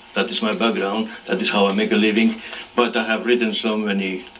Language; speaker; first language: English; non-native, fluent; Spanish